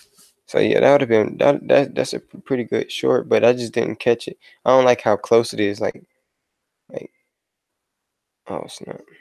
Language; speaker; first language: English; native; English